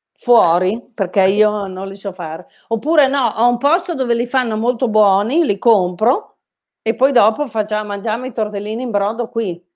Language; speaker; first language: Italian; native; Italian